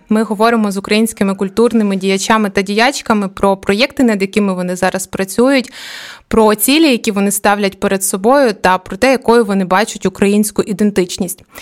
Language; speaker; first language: Ukrainian; native; Ukrainian